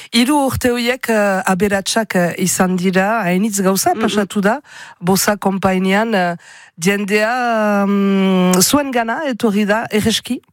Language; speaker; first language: Basque; native; Basque